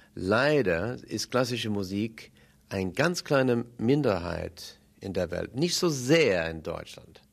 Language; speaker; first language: German; non-native, fluent; English